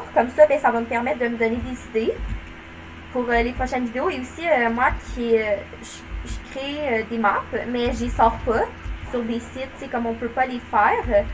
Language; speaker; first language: French; native; French